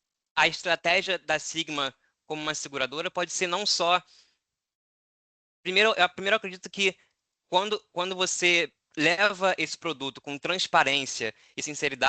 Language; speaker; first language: Portuguese; native; Portuguese